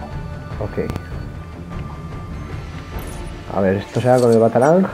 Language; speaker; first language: Spanish; native; Spanish